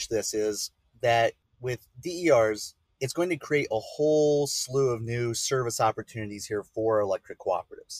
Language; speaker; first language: English; native; English